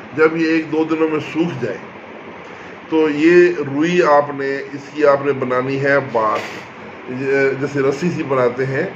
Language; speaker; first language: Urdu; non-native, local second language; Punjabi